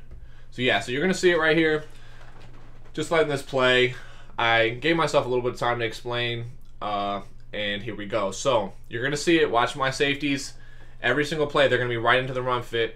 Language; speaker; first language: English; native; English